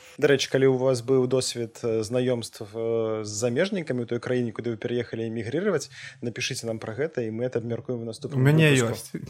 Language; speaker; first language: Belarusian; non-native, local second language; Russian